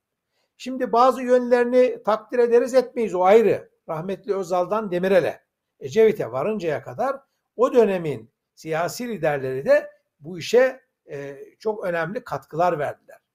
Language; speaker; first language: Turkish; native; Turkish